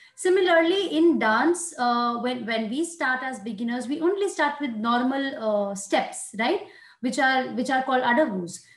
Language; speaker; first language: English; non-native, local second language; Hindi